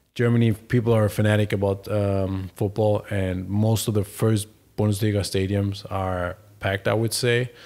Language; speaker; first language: English; non-native, fluent; German